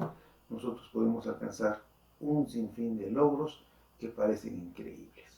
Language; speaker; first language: Spanish; native; Spanish